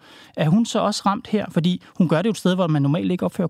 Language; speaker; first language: Danish; native; Danish